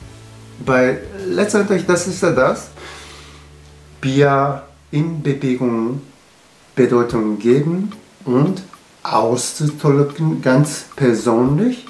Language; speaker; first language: German; non-native, learner; Japanese